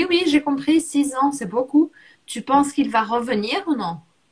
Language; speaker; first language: French; non-native, fluent; Portuguese